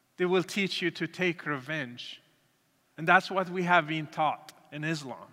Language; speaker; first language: English; non-native, fluent; Arabic